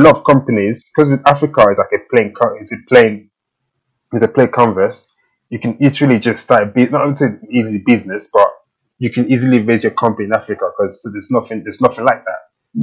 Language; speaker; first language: English; native; English